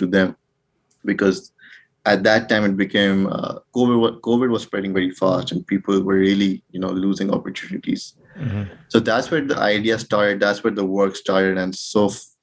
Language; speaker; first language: English; non-native, local second language; Urdu